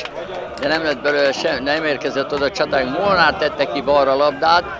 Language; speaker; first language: Hungarian; native; Hungarian